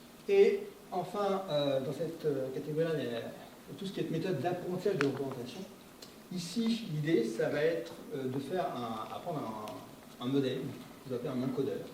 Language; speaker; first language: French; native; French